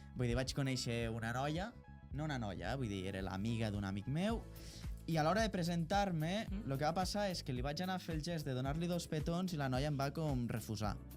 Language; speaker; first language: Catalan; native; Catalan